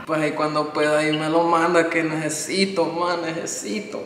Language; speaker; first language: Spanish; early bilingual, heritage; Spanish